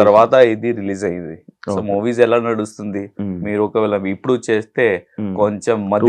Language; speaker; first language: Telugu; non-native, learner; Hindi